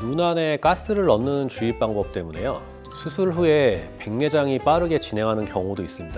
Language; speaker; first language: Korean; native; Korean